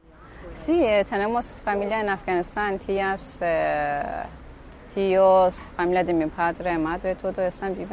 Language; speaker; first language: Spanish; non-native, learner; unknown